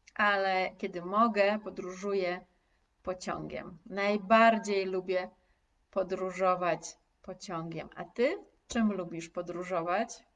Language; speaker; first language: Polish; native; Polish